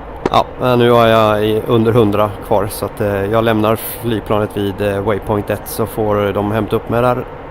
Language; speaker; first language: Swedish; native; Swedish